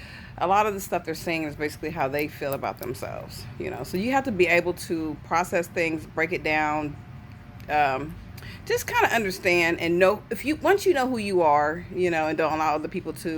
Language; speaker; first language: English; native; English